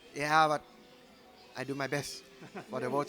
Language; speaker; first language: English; non-native, learner; Thai